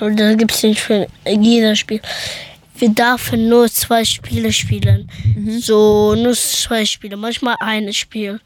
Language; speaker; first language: German; early bilingual, other home language; Persian